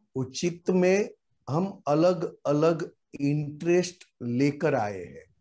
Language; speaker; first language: Hindi; non-native, local second language; Gujarati